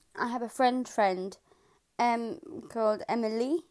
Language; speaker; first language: English; native; English